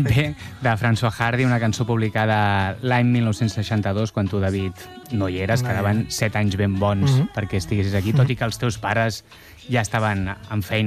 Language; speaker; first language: Catalan; native; Catalan